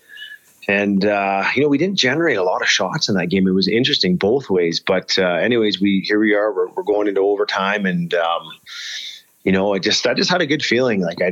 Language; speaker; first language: English; native; English